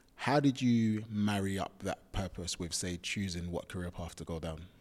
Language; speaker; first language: English; early bilingual, other home language; Yoruba